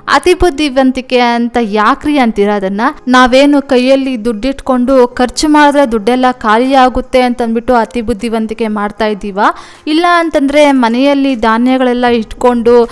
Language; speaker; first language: Kannada; native; Kannada